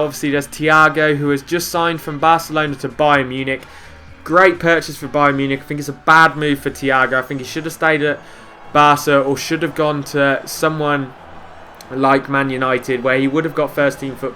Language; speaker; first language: English; native; English